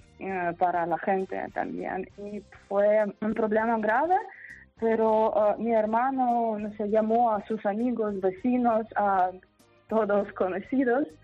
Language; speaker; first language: Spanish; non-native, fluent; Ukrainian